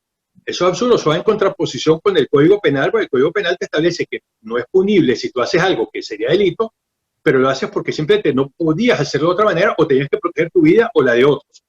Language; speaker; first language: Spanish; native; Spanish